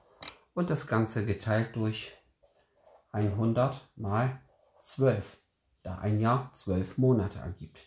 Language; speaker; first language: German; native; German